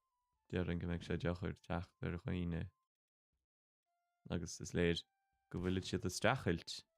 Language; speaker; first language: Irish; non-native, local second language; English